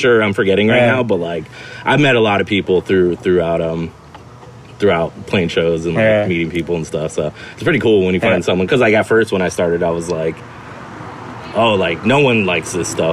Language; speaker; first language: English; native; English